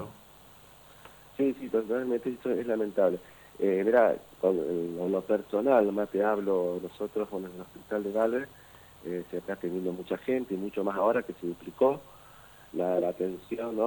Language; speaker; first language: Spanish; native; Spanish